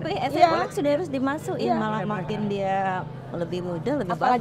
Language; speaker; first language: Indonesian; native; Indonesian